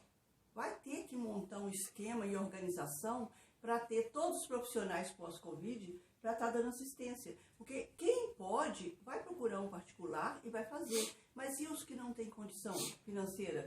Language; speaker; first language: Portuguese; native; Portuguese